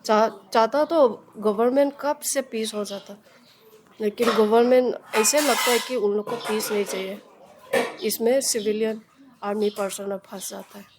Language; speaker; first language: Hindi; non-native, local second language; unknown